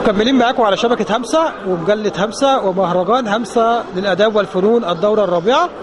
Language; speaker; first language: Arabic; native; Arabic